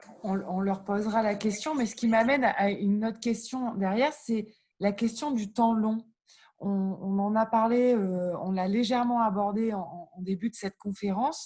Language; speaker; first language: French; native; French